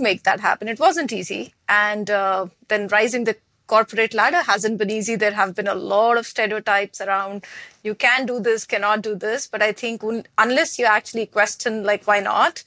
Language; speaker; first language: English; non-native, local second language; Hindi